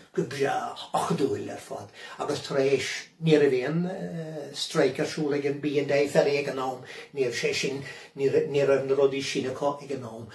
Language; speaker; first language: Irish; native; Irish